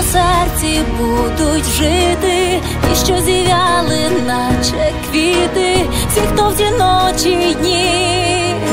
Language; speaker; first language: Ukrainian; native; Ukrainian